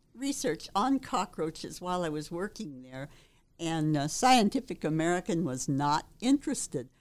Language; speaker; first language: English; native; English